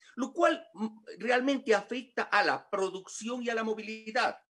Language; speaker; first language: Spanish; native; Spanish